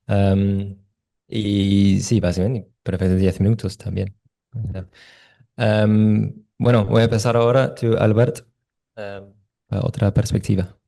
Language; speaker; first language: Spanish; non-native, fluent; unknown